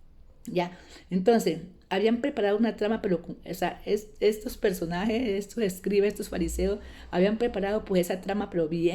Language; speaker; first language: Spanish; native; Spanish